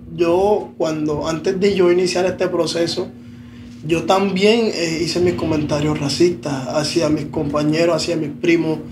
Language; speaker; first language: Spanish; native; Spanish